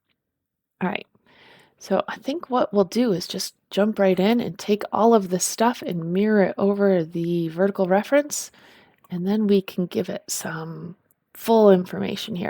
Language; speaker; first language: English; native; English